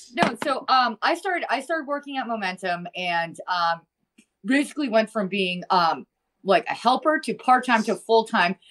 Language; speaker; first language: English; native; English